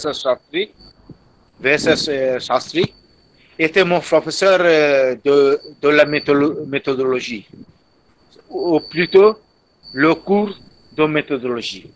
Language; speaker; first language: French; non-native, fluent; Bangla